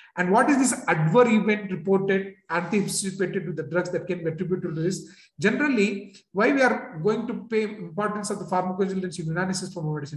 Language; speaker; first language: English; non-native, local second language; Urdu